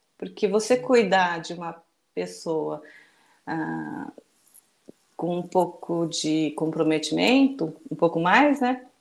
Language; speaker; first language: Portuguese; early bilingual, other home language; Japanese